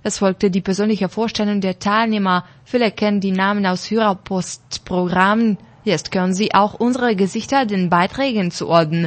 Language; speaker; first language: German; non-native, fluent; Russian